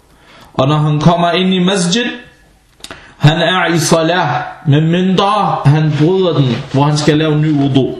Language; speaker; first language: Danish; non-native, fluent; Arabic